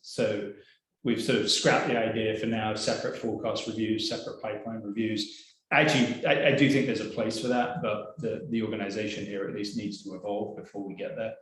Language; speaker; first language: English; native; English